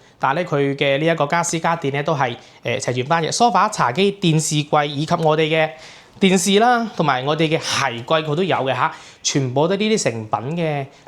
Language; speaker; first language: Cantonese; native; Cantonese